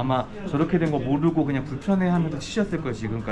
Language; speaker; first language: Korean; native; Korean